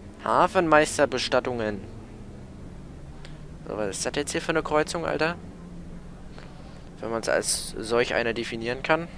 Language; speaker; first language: German; native; German